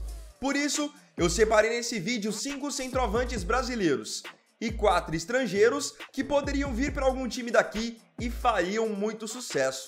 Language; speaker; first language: Portuguese; native; Portuguese